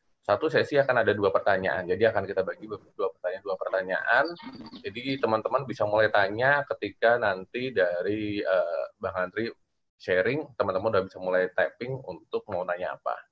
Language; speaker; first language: Indonesian; native; Indonesian